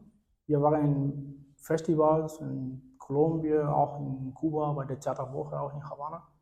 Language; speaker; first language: German; non-native, fluent; Spanish